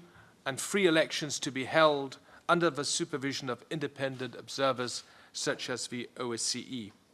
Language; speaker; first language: English; non-native, fluent; German